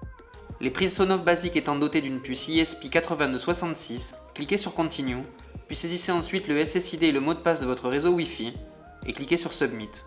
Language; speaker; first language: French; native; French